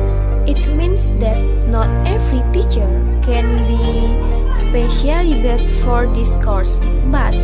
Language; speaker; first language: English; non-native, learner; Indonesian